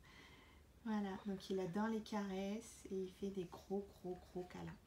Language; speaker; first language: French; native; French